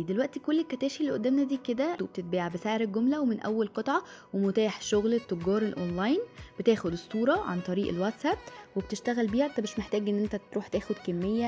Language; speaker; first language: Arabic; native; Arabic